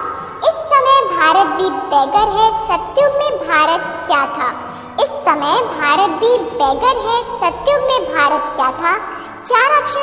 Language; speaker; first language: Hindi; native; Hindi